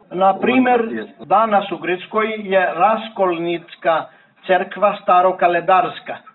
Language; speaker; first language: Serbian; non-native, fluent; Greek